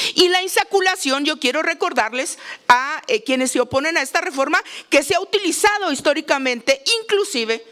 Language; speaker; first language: Spanish; native; Spanish